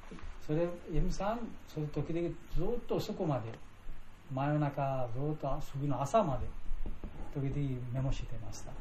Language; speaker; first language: Japanese; non-native, learner; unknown